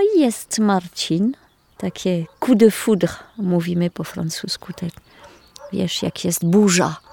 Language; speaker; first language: Polish; non-native, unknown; French